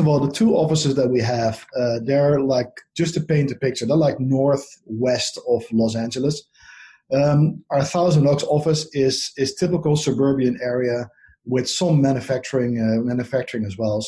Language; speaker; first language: English; non-native, fluent; Dutch